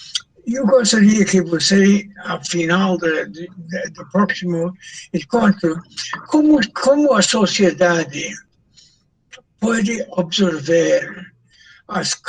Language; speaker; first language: Portuguese; non-native, fluent; English